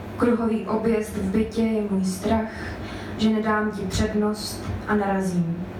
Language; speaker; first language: Czech; native; Czech